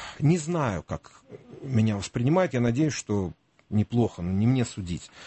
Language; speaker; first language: Russian; native; Russian